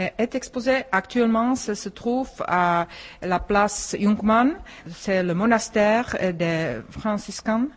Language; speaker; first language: French; non-native, fluent; Czech